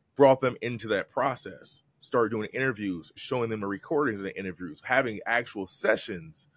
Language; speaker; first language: English; native; English